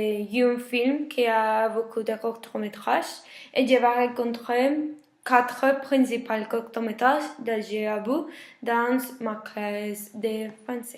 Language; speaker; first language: French; non-native, learner; Spanish